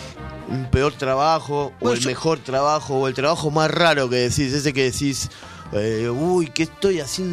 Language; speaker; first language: Spanish; native; Spanish